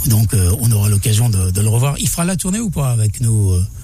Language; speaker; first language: French; native; French